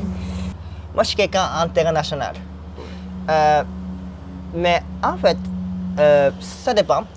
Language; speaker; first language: French; non-native, fluent; Japanese